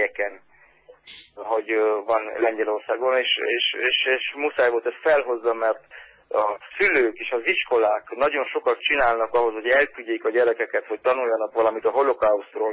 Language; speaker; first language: Hungarian; early bilingual, heritage; Hungarian